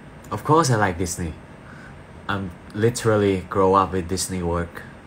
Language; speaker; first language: English; non-native, fluent; Thai